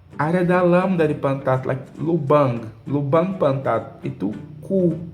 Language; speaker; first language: Indonesian; non-native, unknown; Portuguese